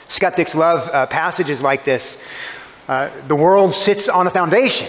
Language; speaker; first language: English; native; English